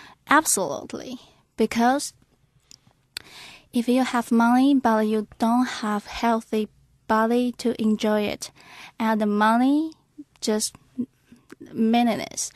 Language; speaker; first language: English; non-native, learner; Chinese